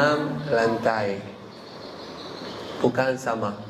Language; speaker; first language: Indonesian; non-native, learner; Arabic